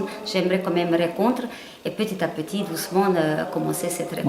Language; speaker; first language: French; non-native, learner; Hungarian